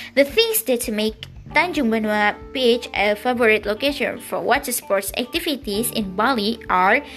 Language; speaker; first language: English; non-native, learner; Indonesian